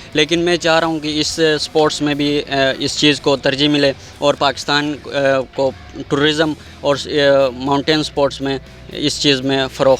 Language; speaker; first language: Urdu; non-native, local second language; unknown